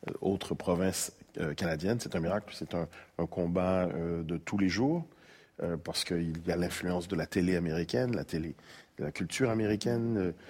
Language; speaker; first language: French; native; French